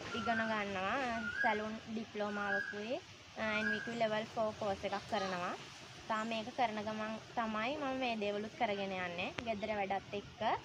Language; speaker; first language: Sinhala; native; Sinhala